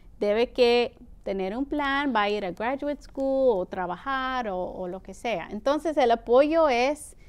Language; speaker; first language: Spanish; early bilingual, heritage; Spanish